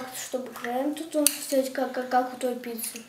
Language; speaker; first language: Russian; native; Russian